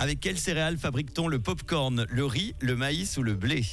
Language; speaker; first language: French; native; French